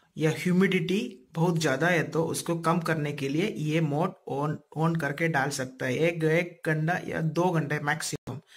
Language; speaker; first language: Hindi; non-native, local second language; Malayalam